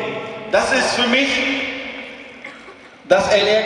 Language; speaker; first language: German; non-native, fluent; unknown